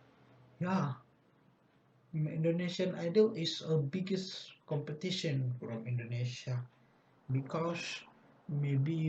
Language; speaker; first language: English; non-native, learner; Indonesian